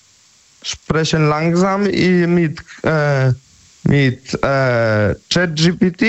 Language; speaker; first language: German; non-native, learner; Polish